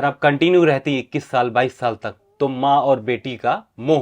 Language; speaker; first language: Hindi; native; Hindi